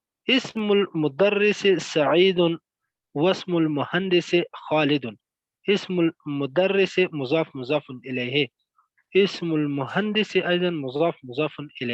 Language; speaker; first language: Arabic; non-native, learner; Pashto